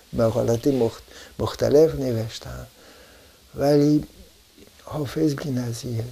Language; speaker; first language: Persian; non-native, fluent; French